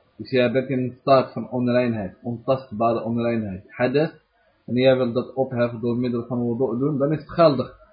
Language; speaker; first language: Dutch; early bilingual, other home language; Arabic